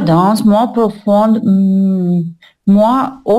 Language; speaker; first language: French; non-native, learner; Russian